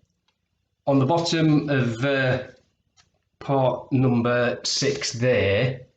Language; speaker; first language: English; native; English